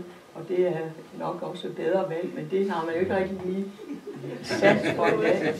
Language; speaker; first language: Danish; native; Danish